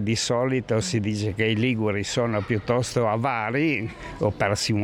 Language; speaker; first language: Italian; native; Italian